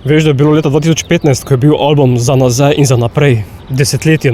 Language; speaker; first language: Slovenian; native; Slovenian